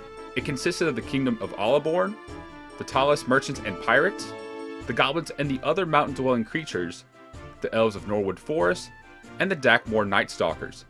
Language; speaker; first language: English; native; English